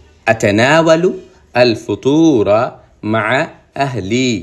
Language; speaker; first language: Arabic; non-native, fluent; Bangla